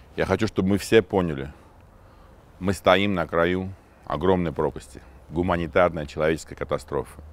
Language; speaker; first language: Russian; non-native, local second language; Armenian